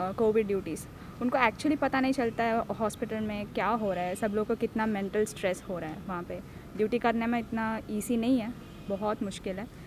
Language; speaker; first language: Hindi; non-native, local second language; Telugu